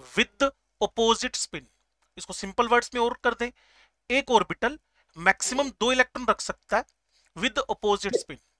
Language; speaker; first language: Hindi; native; Hindi